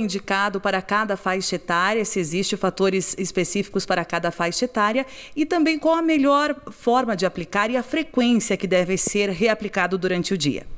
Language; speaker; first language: Portuguese; native; Portuguese